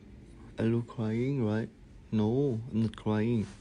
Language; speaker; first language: English; non-native, learner; Thai